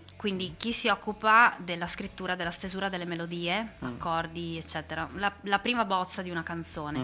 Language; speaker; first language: Italian; native; Italian